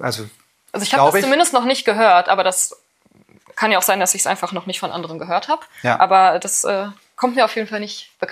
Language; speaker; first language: German; native; German